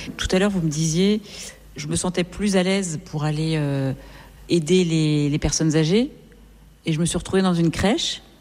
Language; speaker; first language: French; native; French